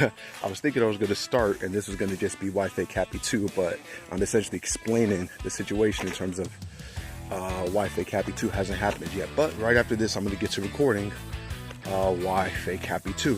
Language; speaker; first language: English; native; English